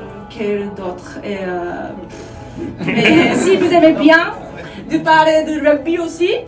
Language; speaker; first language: French; non-native, learner; Japanese